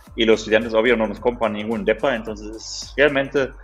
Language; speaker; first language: Spanish; non-native, fluent; German